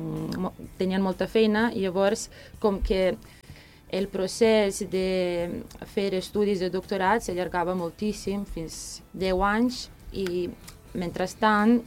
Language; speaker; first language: Catalan; non-native, fluent; Serbian